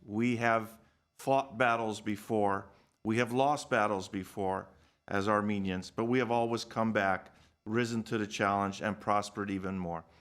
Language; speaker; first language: English; early bilingual, other home language; Armenian